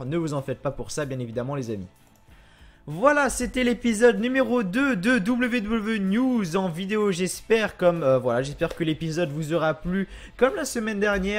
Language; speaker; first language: French; native; French